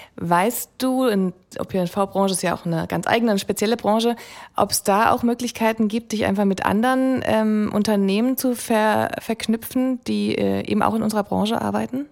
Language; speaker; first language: German; native; German